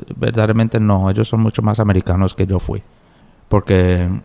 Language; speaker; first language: Spanish; early bilingual, heritage; Spanish